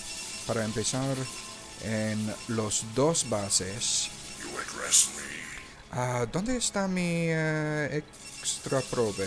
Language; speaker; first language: Spanish; non-native, learner; English